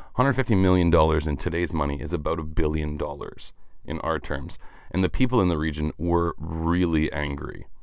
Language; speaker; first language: English; native; English